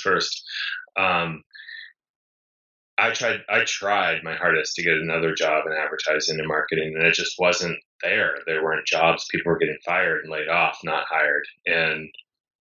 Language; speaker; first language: English; native; English